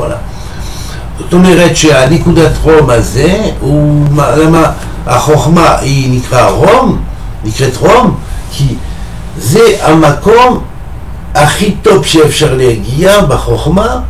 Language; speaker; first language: Hebrew; non-native, fluent; French